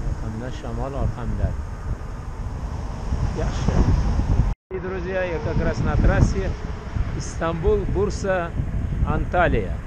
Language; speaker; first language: Russian; non-native, local second language; Uzbek